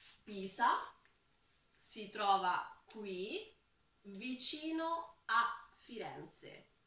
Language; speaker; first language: Italian; non-native, learner; French